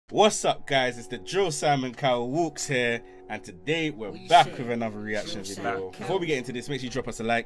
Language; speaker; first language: English; native; English